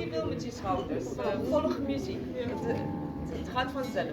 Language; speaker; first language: Dutch; non-native, fluent; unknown